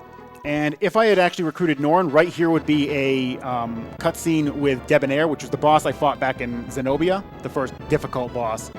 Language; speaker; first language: English; native; English